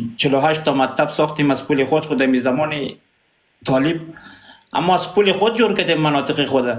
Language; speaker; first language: Persian; non-native, local second language; Pashto